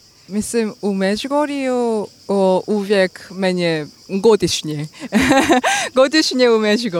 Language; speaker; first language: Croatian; non-native, learner; Korean